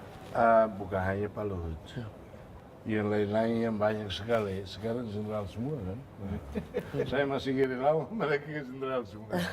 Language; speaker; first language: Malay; non-native, fluent; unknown